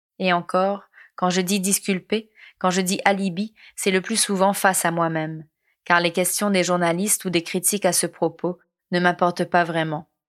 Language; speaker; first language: French; non-native, local second language; Morisyen